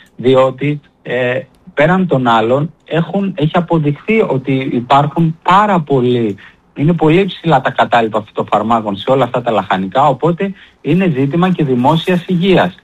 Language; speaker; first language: Greek; native; Greek